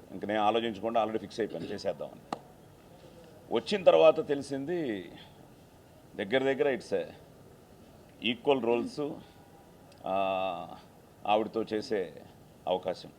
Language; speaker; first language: Telugu; native; Telugu